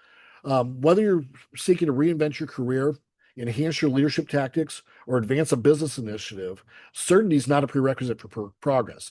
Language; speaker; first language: English; native; English